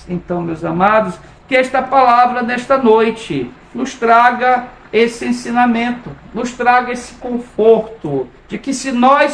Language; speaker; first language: Portuguese; native; Portuguese